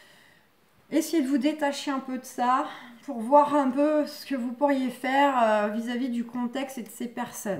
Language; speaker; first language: French; native; French